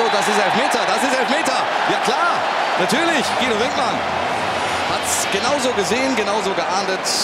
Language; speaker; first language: German; native; German